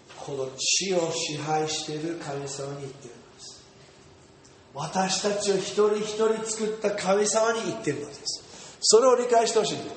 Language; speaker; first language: Japanese; non-native, fluent; English